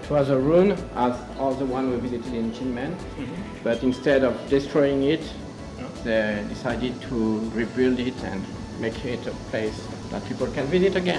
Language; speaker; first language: English; non-native, learner; French